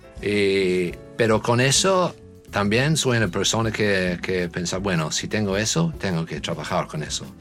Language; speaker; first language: Spanish; non-native, learner; English